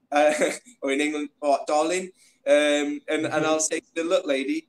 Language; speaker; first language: English; native; English